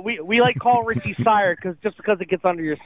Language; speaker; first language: English; native; English